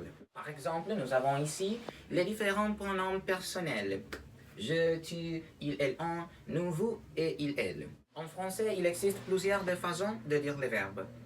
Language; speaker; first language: French; non-native, learner; Spanish